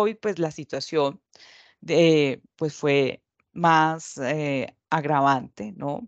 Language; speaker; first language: Spanish; native; Spanish